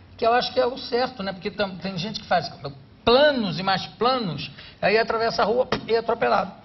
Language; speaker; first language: Portuguese; native; Portuguese